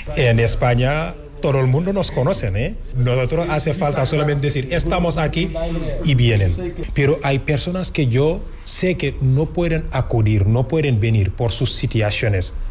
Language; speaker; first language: Spanish; non-native, fluent; Wolof